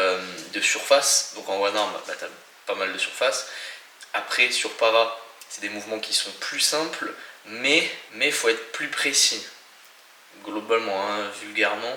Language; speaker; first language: French; native; French